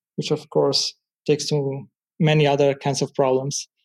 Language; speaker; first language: English; non-native, fluent; Italian